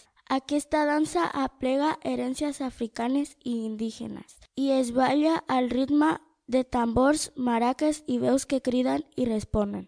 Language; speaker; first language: Catalan; early bilingual, other home language; Spanish